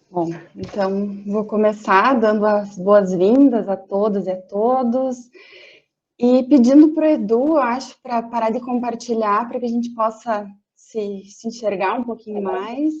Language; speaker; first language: Portuguese; native; Portuguese